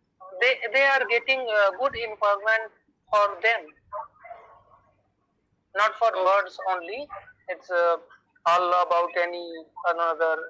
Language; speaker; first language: English; non-native, learner; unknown